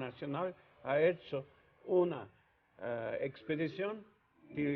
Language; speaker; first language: Spanish; non-native, learner; Italian